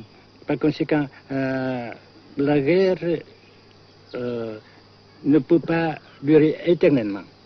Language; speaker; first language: French; non-native, fluent; Vietnamese